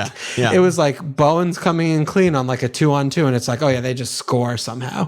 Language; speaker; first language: English; native; English